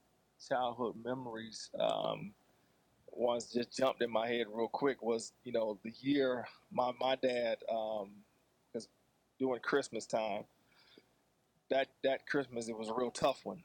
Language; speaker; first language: English; native; English